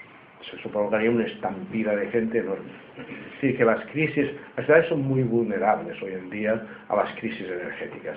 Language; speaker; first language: Spanish; native; Spanish